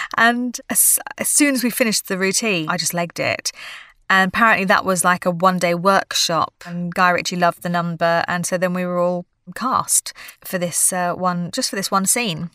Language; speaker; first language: English; native; English